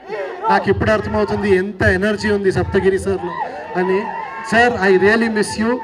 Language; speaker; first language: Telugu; non-native, fluent; Kannada